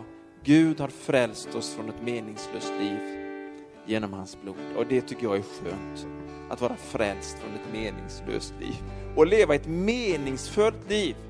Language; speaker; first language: Swedish; native; Swedish